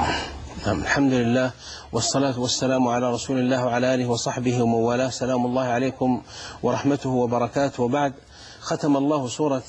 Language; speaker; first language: Arabic; native; Arabic